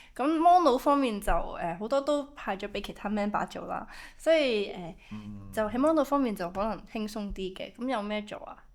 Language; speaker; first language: Cantonese; native; Cantonese